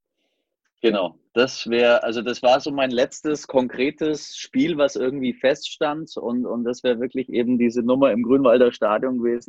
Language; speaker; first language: German; native; German